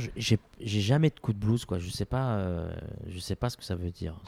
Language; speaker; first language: French; non-native, local second language; Arabic